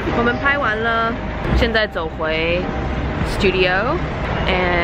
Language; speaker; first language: Chinese; early bilingual, heritage; Chinese